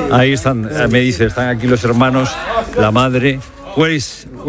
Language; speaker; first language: Spanish; native; Spanish